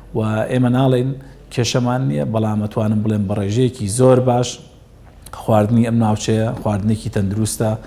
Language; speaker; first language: Central Kurdish; native; Central Kurdish